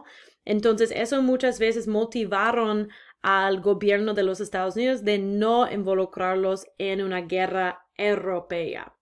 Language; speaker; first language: Spanish; non-native, fluent; English